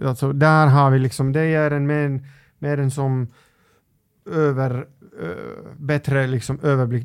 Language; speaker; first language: Swedish; non-native, local second language; Finnish